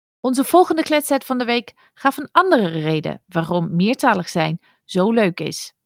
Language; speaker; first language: Dutch; non-native, fluent; English